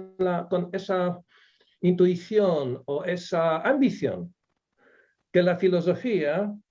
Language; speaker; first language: Spanish; non-native, fluent; Polish